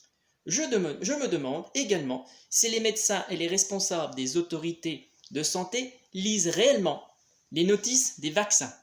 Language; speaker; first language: French; native; French